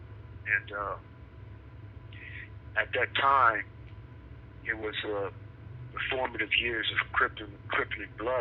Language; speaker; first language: English; native; English